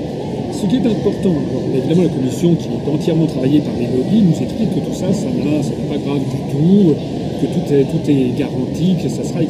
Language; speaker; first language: French; native; French